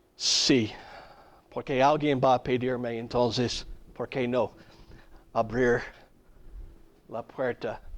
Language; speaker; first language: Spanish; non-native, fluent; English